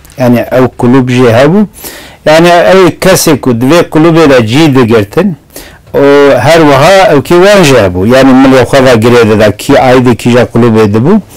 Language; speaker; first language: Kurdish; non-native, local second language; Zaza